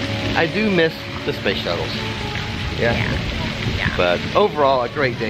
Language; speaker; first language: English; native; English